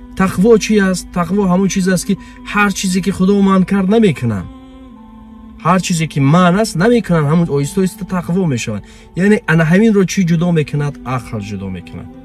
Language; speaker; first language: Persian; native; Persian